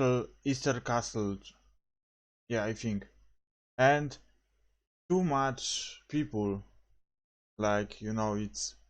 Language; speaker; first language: English; non-native, learner; Polish